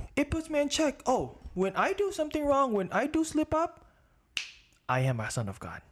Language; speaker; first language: English; non-native, local second language; Filipino